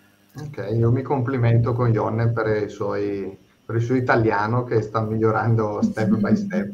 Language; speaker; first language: Italian; native; Italian